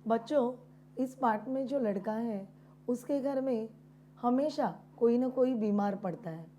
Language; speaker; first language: Hindi; non-native, local second language; Marathi